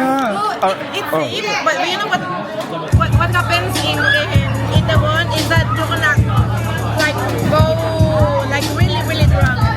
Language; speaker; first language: English; non-native, fluent; Spanish